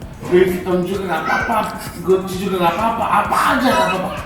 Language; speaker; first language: Indonesian; non-native, fluent; Japanese